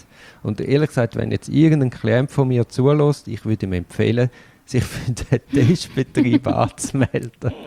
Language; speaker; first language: German; native; German